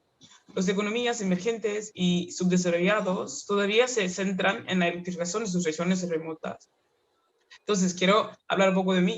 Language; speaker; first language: Spanish; non-native, fluent; Kinyarwanda